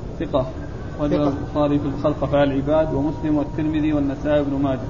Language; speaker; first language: Arabic; native; Arabic